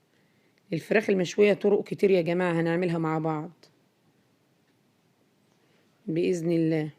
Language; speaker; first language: Arabic; native; Arabic